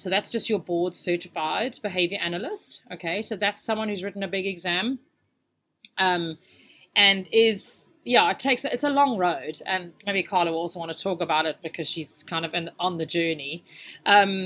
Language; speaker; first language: English; native; English